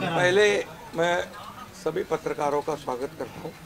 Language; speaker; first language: Hindi; non-native, local second language; Marathi